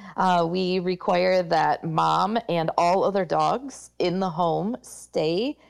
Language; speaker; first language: English; native; English